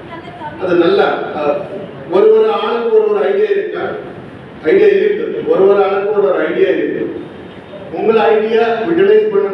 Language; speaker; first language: Tamil; non-native, learner; Kannada